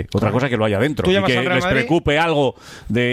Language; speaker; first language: Spanish; native; Spanish